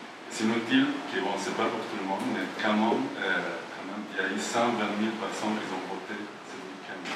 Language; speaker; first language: French; non-native, fluent; Spanish